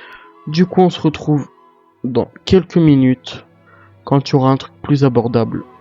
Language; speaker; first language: French; native; French